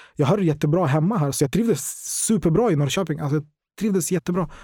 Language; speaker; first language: Swedish; non-native, fluent; Ukrainian